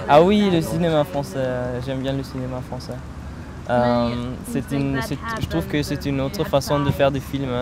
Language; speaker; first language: French; non-native, fluent; German